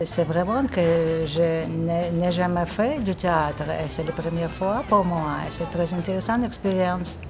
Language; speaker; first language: French; non-native, learner; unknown